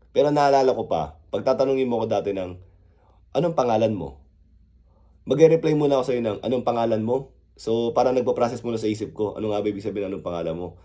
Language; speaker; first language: Filipino; early bilingual, other home language; Korean